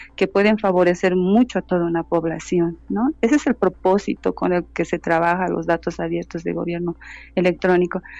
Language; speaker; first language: Spanish; native; Spanish